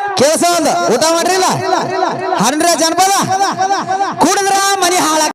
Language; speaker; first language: Kannada; native; Kannada